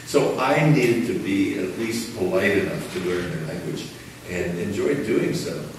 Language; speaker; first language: English; native; English